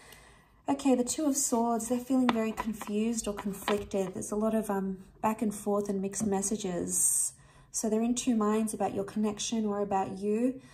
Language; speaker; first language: English; native; English